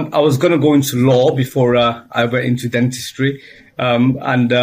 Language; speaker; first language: English; native; English